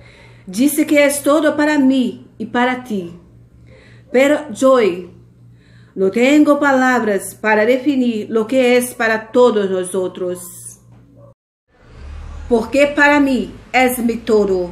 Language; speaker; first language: Spanish; non-native, fluent; Portuguese